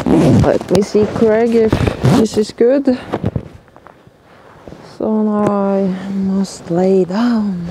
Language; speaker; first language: English; non-native, learner; Norwegian